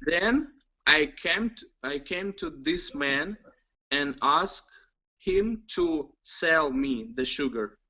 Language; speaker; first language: English; non-native, learner; Ukrainian